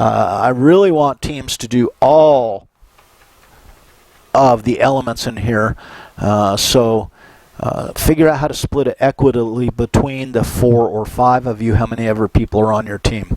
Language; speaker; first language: English; native; English